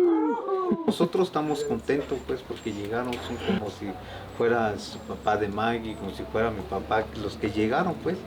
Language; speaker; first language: Spanish; native; Spanish